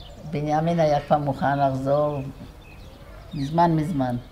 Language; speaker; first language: Hebrew; non-native, fluent; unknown